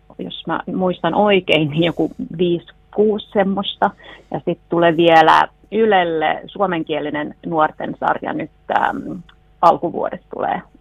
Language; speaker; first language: Finnish; non-native, local second language; Swedish